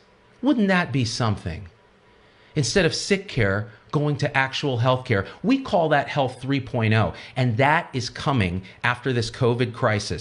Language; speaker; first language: English; native; English